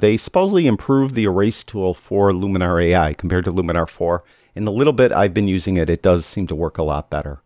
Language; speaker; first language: English; native; English